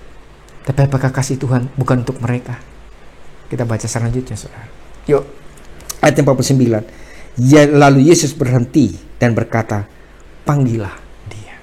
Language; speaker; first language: Indonesian; native; Indonesian